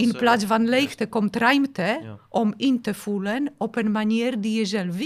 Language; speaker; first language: Dutch; non-native, fluent; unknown